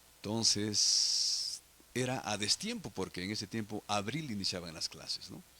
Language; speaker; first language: Spanish; non-native, local second language; Quechua